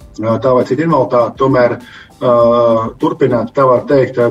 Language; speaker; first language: Latvian; non-native, fluent; Hungarian